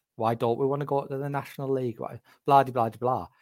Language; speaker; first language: English; native; English